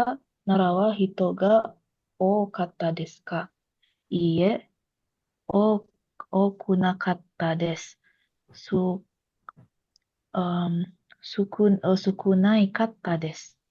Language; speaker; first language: Japanese; non-native, learner; Indonesian